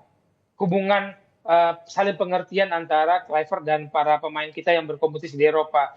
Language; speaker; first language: Indonesian; native; Indonesian